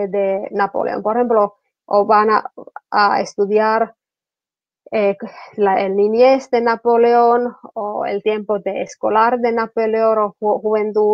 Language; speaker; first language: Spanish; non-native, fluent; Finnish